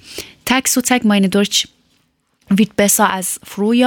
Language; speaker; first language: German; non-native, learner; Persian